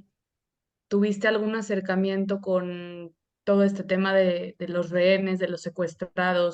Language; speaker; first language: Spanish; native; Spanish